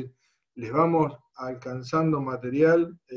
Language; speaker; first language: Spanish; native; Spanish